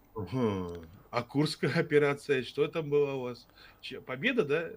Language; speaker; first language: Russian; native; Russian